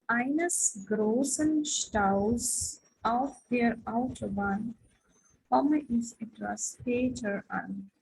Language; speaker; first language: German; non-native, fluent; Hindi